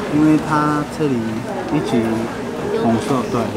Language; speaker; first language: Chinese; non-native, learner; Filipino